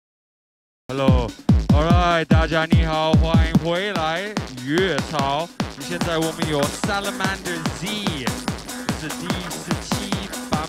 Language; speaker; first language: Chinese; non-native, learner; English